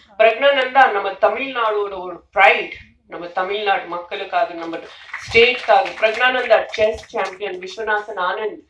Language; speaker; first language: Tamil; non-native, fluent; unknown